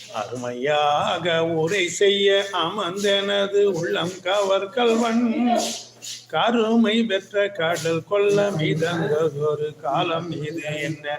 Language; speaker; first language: Tamil; native; Tamil